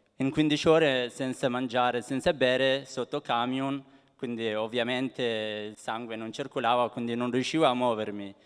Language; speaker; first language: Italian; non-native, fluent; Persian